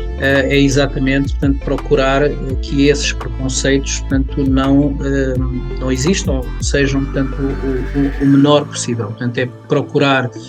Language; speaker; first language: Portuguese; early bilingual, other home language; Kabuverdianu